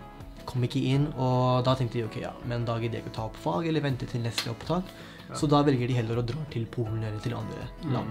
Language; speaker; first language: Norwegian; native; Norwegian